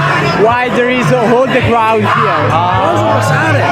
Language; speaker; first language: English; non-native, learner; Italian